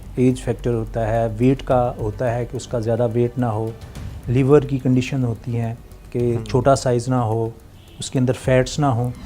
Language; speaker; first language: Urdu; non-native, local second language; Punjabi